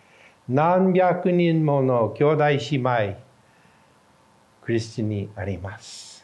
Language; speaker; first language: Japanese; non-native, fluent; English